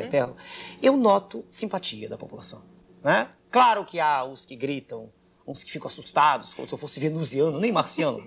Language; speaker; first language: Portuguese; native; Portuguese